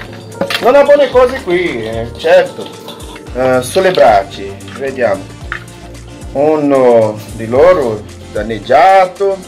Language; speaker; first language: Italian; non-native, learner; Portuguese